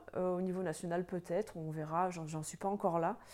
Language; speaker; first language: French; native; French